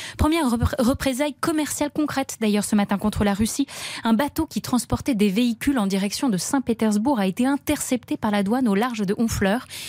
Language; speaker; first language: French; native; French